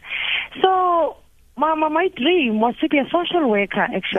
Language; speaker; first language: English; non-native, local second language; Zulu